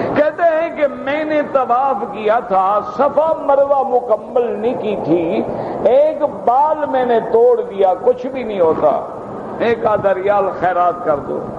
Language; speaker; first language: Urdu; native; Urdu